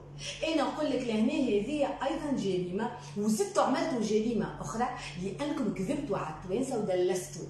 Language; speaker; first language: Arabic; native; Arabic